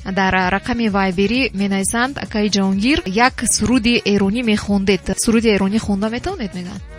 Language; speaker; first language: Tajik; native; Tajik